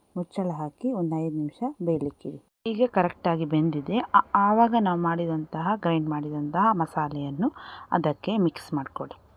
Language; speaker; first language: Kannada; non-native, local second language; Tulu